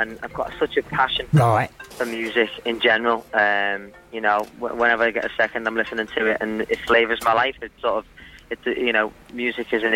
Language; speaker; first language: English; native; English